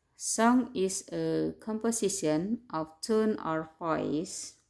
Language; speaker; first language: English; non-native, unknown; Indonesian